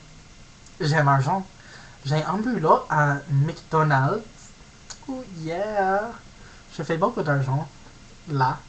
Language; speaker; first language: French; non-native, learner; English